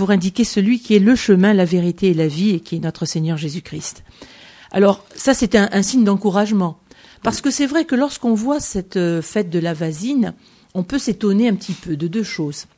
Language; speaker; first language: French; native; French